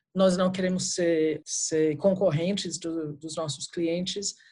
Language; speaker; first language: Portuguese; non-native, fluent; English